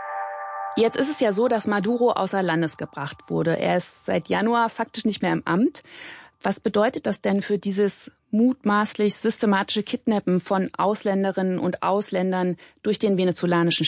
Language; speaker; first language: German; native; German